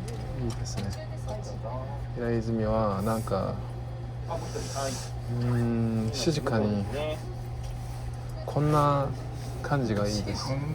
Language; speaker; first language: Japanese; non-native, learner; Korean